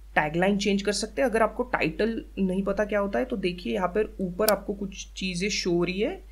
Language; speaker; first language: Hindi; native; Hindi